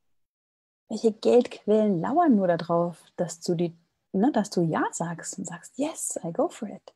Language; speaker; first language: German; native; German